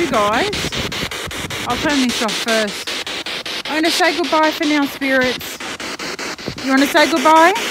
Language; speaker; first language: English; native; English